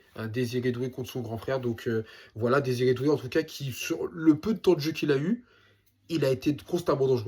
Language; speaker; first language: French; native; French